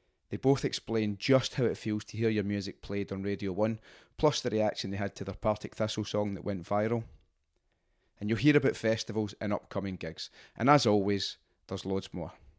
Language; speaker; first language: English; native; English